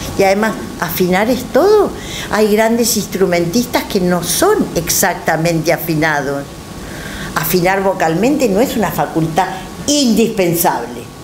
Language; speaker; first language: Spanish; native; Spanish